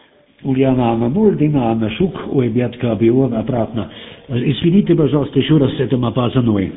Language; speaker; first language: Russian; non-native, learner; German